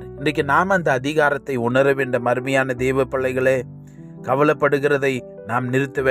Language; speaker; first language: Tamil; native; Tamil